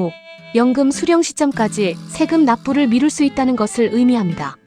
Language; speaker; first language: Korean; native; Korean